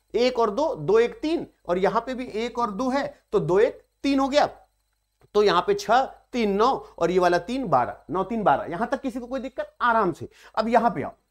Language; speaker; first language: Hindi; native; Hindi